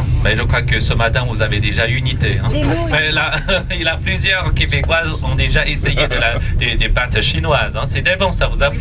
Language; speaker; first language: French; non-native, fluent; Chinese